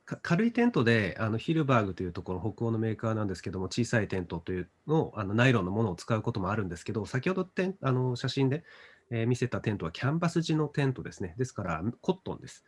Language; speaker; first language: Japanese; native; Japanese